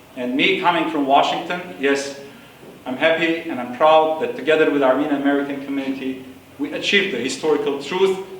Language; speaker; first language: English; non-native, fluent; Armenian